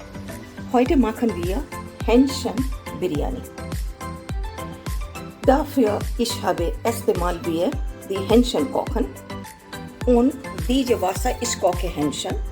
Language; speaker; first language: German; non-native, learner; Hindi